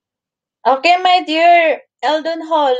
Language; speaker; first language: English; non-native, learner; Filipino